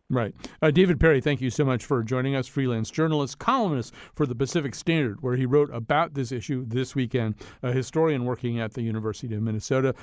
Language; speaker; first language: English; native; English